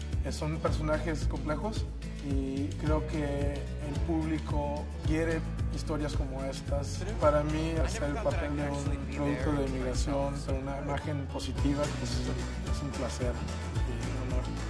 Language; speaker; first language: Spanish; early bilingual, heritage; Spanish